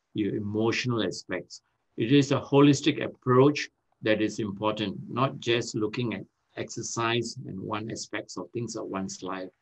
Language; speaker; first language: English; non-native, local second language; Tamil